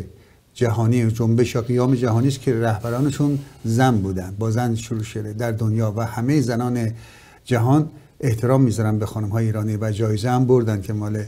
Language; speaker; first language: Persian; native; Persian